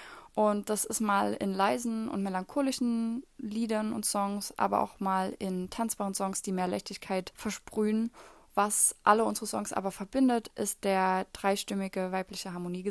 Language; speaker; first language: German; native; German